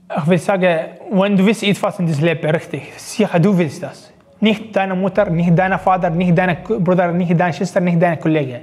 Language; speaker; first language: German; non-native, local second language; Arabic